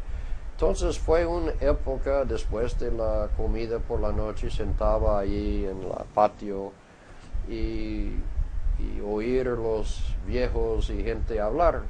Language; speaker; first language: Spanish; non-native, fluent; English